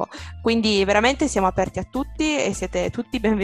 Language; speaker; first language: Italian; native; Italian